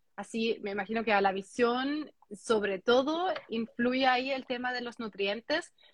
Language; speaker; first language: Spanish; non-native, fluent; German